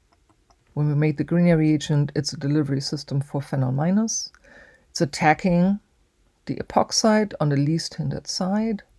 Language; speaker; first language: English; native; English